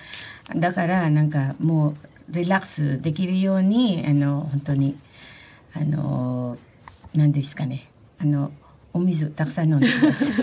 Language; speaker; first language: Japanese; non-native, fluent; Filipino